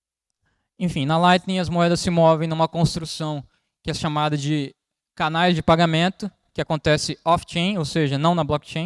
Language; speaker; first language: Portuguese; native; Portuguese